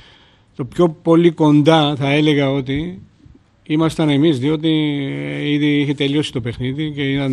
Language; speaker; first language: Greek; non-native, fluent; Georgian